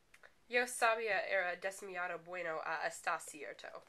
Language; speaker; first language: Spanish; non-native, learner; English